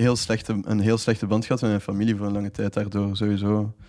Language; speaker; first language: Dutch; native; Dutch